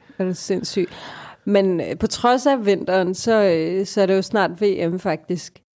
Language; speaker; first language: Danish; early bilingual, other home language; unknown